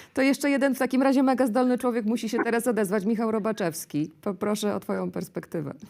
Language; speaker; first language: Polish; native; Polish